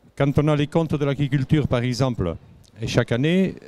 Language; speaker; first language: French; native; French